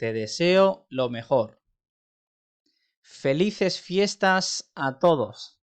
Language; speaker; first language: Spanish; non-native, fluent; Urdu